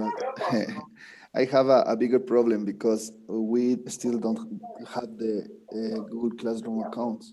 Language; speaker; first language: English; non-native, learner; Spanish